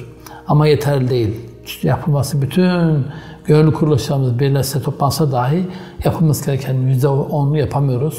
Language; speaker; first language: Turkish; native; Turkish